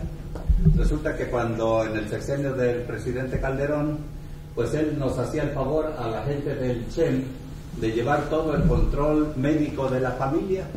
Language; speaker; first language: Spanish; native; Spanish